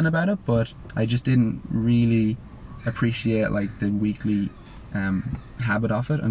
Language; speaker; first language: English; native; English